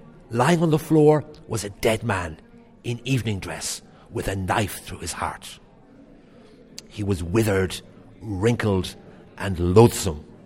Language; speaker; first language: English; native; English